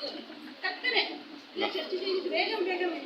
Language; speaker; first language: Malayalam; non-native, local second language; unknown